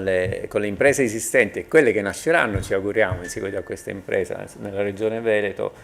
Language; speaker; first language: Italian; native; Italian